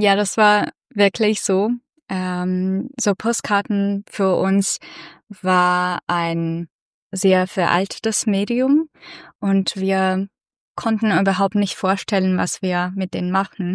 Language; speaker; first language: German; non-native, fluent; Russian